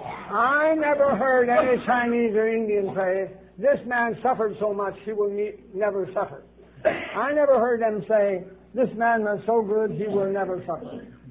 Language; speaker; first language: English; native; English